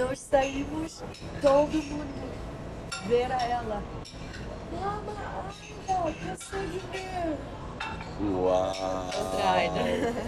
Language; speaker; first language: Portuguese; non-native, learner; English